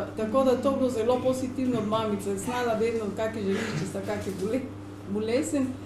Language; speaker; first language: Slovenian; non-native, learner; Spanish